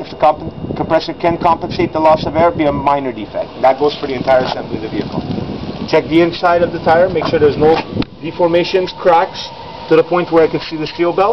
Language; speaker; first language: English; non-native, local second language; French